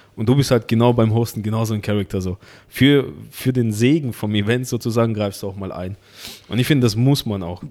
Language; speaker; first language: German; early bilingual, other home language; Russian